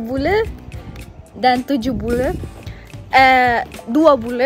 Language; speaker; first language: Indonesian; non-native, fluent; German